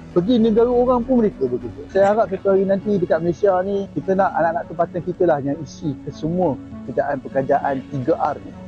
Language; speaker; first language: Malay; native; Malay